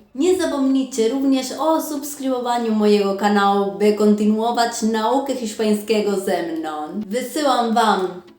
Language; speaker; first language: Polish; non-native, fluent; Spanish